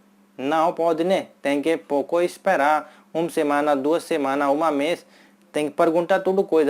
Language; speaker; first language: Portuguese; non-native, fluent; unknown